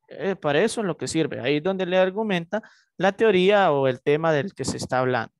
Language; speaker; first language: Spanish; native; Spanish